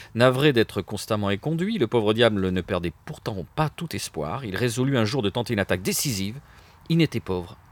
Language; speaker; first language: French; native; French